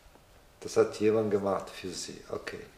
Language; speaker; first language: German; non-native, fluent; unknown